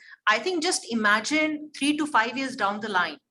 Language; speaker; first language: English; non-native, local second language; Hindi